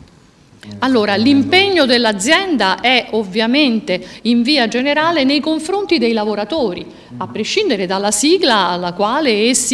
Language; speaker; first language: Italian; native; Italian